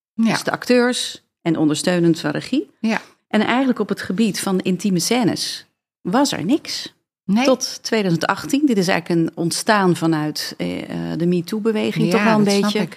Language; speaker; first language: Dutch; native; Dutch